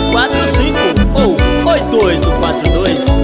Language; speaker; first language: Portuguese; native; Portuguese